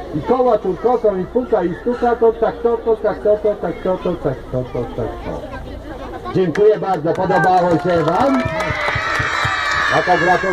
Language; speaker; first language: Polish; native; Polish